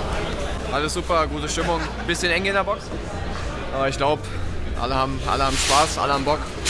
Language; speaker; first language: German; native; German